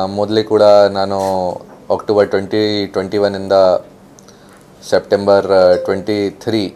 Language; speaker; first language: Kannada; non-native, fluent; Hindi